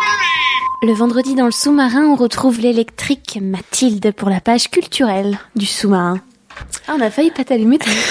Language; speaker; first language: French; native; French